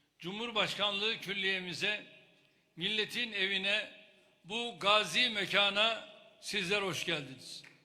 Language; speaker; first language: Turkish; native; Turkish